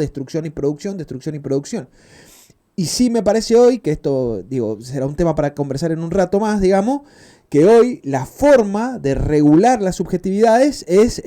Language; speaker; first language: Spanish; native; Spanish